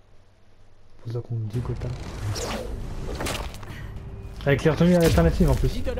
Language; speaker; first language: French; native; French